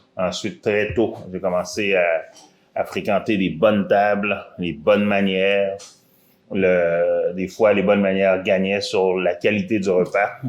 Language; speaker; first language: French; early bilingual, other home language; Haitian Creole